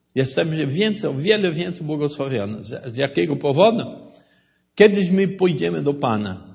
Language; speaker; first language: Polish; non-native, learner; Portuguese